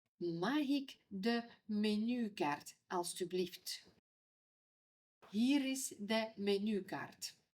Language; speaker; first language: Dutch; non-native, fluent; Ukrainian